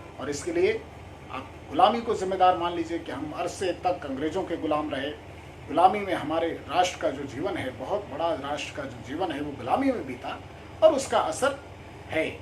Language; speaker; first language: Hindi; native; Hindi